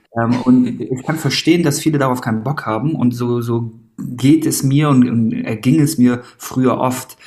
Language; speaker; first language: German; early bilingual, other home language; Persian